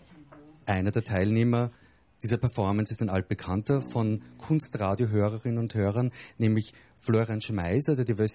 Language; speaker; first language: German; native; German